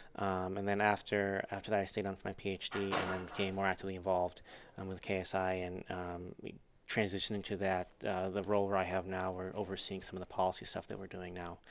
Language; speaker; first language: English; native; English